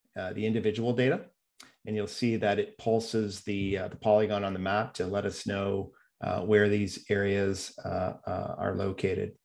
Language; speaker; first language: English; native; English